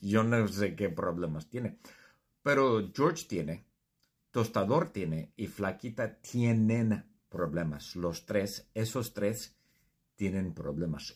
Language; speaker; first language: Spanish; non-native, fluent; English